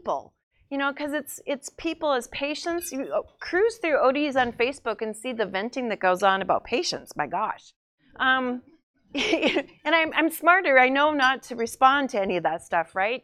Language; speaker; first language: English; native; English